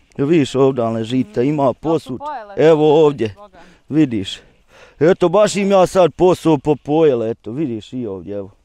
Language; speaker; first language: Croatian; native; Croatian